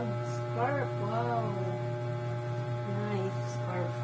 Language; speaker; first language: English; non-native, local second language; Filipino